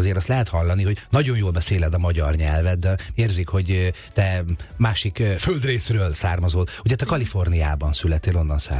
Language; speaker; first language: Hungarian; native; Hungarian